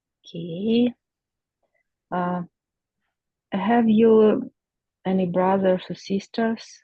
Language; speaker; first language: English; non-native, learner; Ukrainian